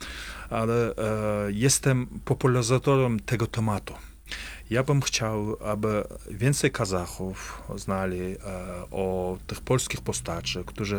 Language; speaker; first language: Polish; non-native, fluent; Russian